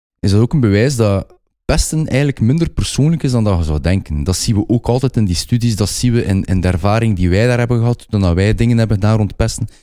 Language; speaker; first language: Dutch; native; Dutch